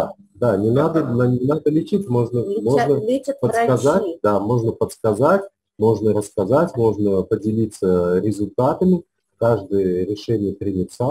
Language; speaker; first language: Russian; native; Russian